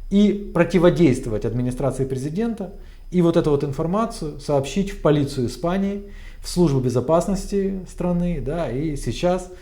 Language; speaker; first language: Russian; native; Russian